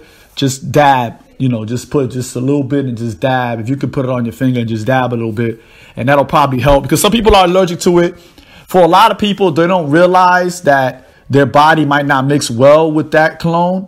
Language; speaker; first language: English; native; English